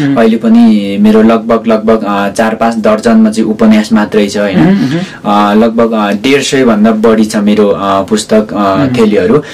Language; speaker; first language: Nepali; non-native, local second language; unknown